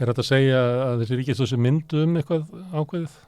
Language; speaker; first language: Icelandic; native; Icelandic